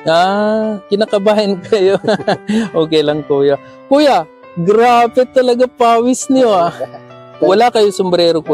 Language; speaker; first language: Filipino; non-native, learner; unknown